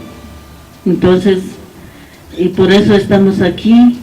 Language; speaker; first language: Spanish; non-native, local second language; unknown